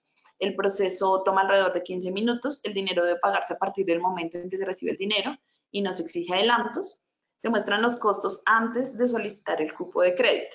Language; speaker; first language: Spanish; native; Spanish